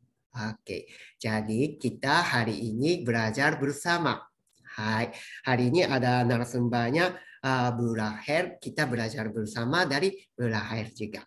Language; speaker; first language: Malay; non-native, fluent; Japanese